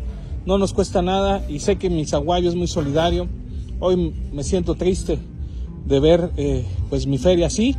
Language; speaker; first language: Spanish; native; Spanish